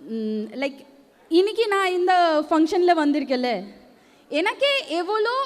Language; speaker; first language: Tamil; non-native, local second language; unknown